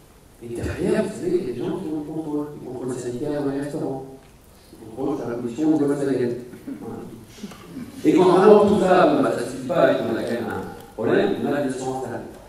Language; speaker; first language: French; native; French